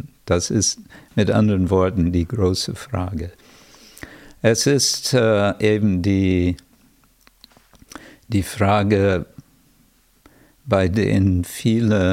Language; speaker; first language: German; non-native, fluent; English